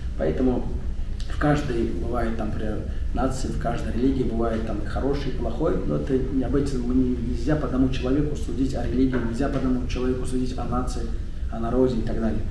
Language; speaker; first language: Russian; non-native, local second language; Tatar